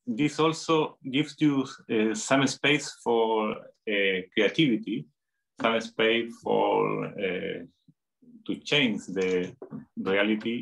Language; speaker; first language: English; non-native, fluent; Spanish